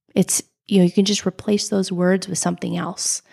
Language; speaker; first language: English; native; English